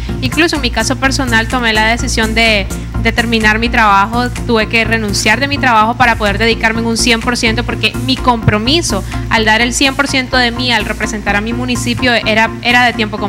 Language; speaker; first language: Spanish; native; Spanish